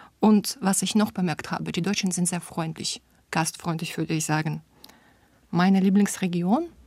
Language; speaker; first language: German; non-native, fluent; Russian